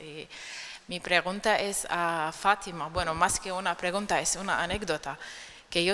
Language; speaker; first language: Spanish; non-native, fluent; Arabic